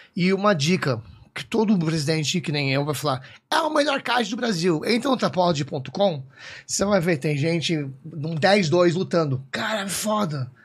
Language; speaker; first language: Portuguese; non-native, fluent; English